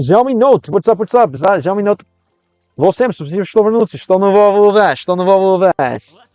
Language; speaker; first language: Russian; non-native, learner; English